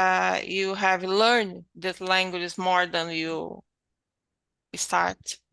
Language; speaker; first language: English; non-native, learner; Portuguese